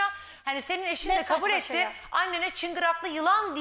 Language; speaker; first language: Turkish; native; Turkish